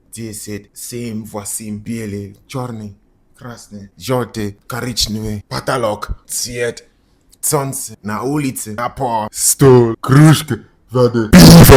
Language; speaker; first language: Russian; non-native, learner; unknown